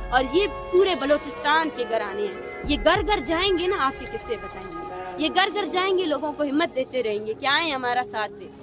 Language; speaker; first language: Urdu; non-native, local second language; Baluchi